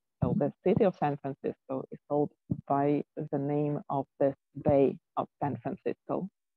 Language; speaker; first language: English; non-native, fluent; Ukrainian